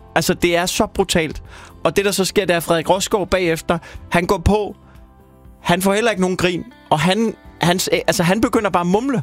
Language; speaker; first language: Danish; native; Danish